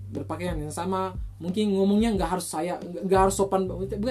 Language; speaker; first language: Indonesian; non-native, fluent; Tetum